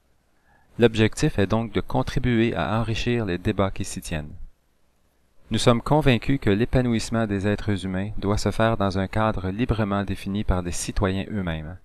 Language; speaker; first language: French; native; French